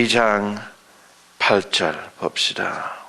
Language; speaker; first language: Korean; early bilingual, other home language; English